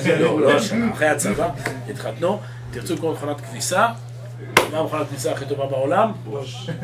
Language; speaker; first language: Hebrew; native; Hebrew